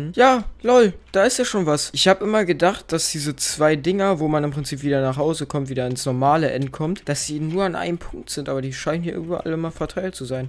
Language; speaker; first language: German; native; German